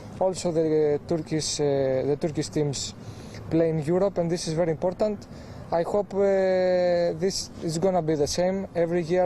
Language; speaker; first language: English; non-native, fluent; Greek